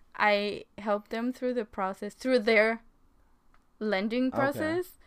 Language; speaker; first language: English; non-native, fluent; Spanish